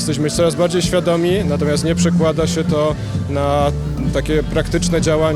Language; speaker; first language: Polish; native; Polish